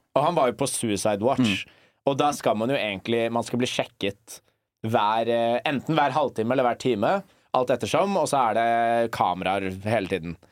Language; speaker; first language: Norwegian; early bilingual, other home language; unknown